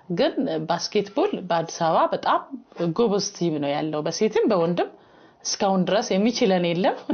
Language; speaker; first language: Amharic; non-native, local second language; Hadiyya